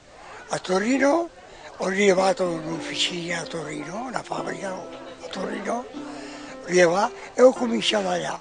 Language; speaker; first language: Italian; non-native, local second language; Venetian